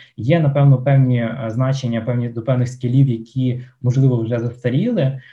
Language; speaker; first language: Ukrainian; non-native, local second language; Russian